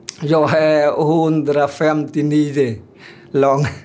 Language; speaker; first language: Swedish; non-native, learner; Vietnamese